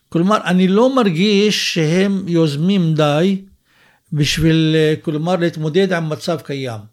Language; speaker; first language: Hebrew; non-native, local second language; Arabic